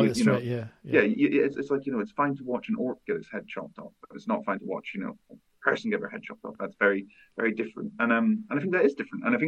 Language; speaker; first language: English; native; English